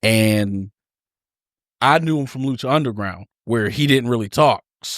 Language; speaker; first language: English; native; English